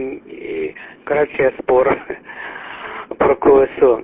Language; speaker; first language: Spanish; non-native, learner; Russian